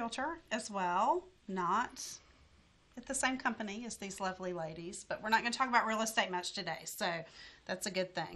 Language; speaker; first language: English; native; English